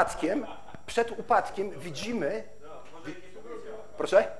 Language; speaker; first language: Polish; native; Polish